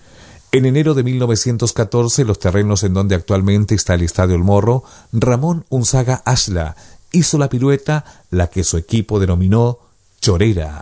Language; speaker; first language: Spanish; native; Spanish